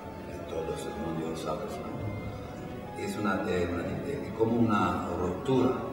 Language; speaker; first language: Spanish; non-native, fluent; Italian